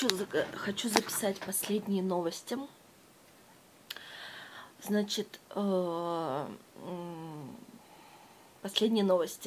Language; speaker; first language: Russian; native; Russian